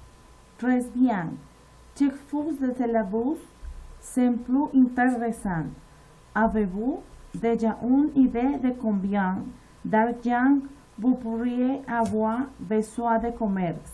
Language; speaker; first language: French; non-native, learner; Spanish